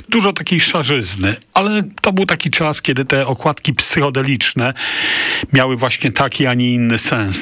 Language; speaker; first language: Polish; native; Polish